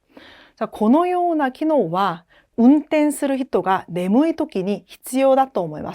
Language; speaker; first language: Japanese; non-native, fluent; Korean